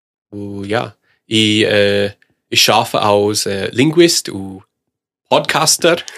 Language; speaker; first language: German; non-native, learner; English